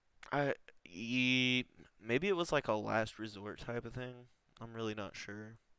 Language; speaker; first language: English; native; English